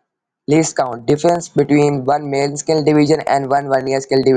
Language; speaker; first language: English; non-native, local second language; Urdu